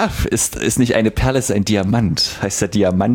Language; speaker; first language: German; native; German